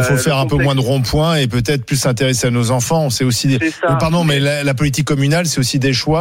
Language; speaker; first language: French; native; French